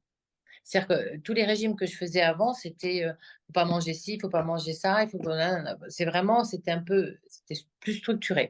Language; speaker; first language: French; native; French